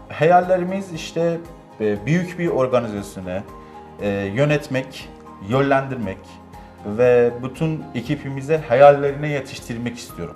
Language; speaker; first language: Turkish; non-native, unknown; Persian